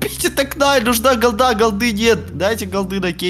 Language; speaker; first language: Russian; native; Russian